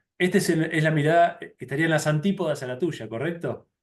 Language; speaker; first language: Spanish; native; Spanish